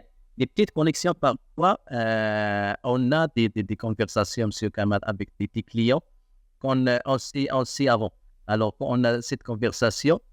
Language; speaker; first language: French; non-native, learner; Arabic